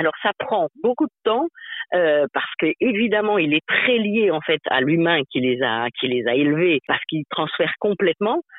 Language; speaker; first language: French; native; French